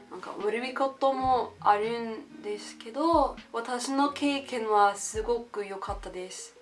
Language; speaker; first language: Japanese; non-native, learner; English